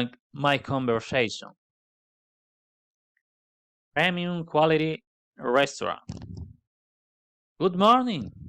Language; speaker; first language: English; non-native, learner; Spanish